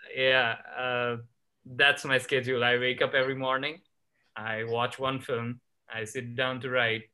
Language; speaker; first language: English; non-native, local second language; Gujarati